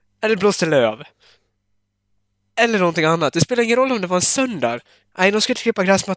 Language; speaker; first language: Swedish; native; Swedish